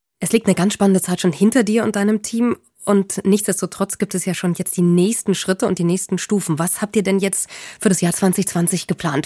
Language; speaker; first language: German; native; German